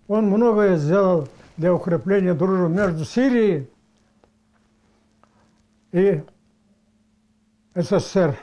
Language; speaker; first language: Russian; non-native, local second language; Karachay-Balkar